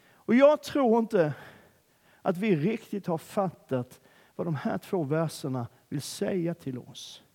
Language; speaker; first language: Swedish; native; Swedish